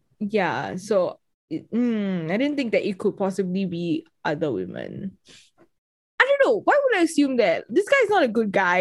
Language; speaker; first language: English; native; English